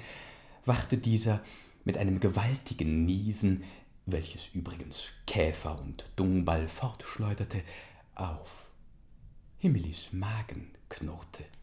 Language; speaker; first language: German; native; German